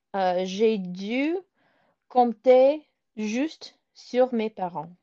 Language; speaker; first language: French; non-native, learner; English